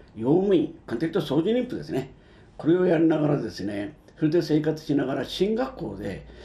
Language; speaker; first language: Japanese; native; Japanese